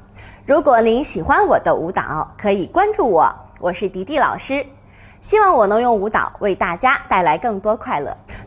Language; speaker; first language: Chinese; native; Chinese